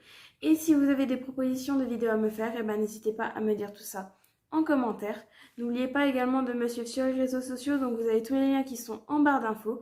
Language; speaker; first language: French; native; French